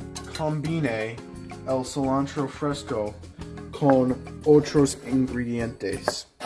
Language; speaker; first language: Spanish; non-native, learner; English